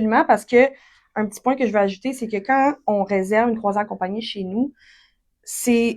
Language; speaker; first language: French; native; French